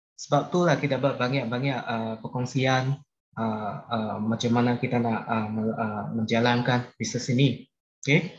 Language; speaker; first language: Malay; non-native, local second language; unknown